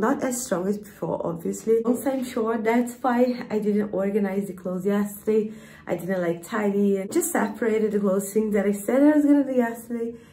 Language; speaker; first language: English; non-native, fluent; Portuguese